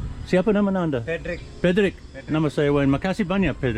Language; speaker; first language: Indonesian; non-native, learner; English